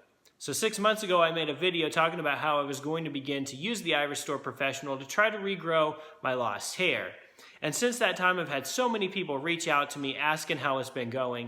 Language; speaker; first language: English; native; English